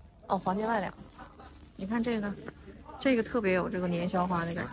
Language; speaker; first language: Chinese; native; Chinese